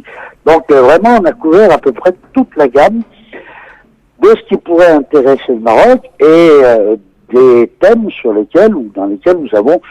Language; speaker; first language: French; native; French